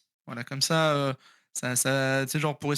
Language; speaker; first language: French; native; French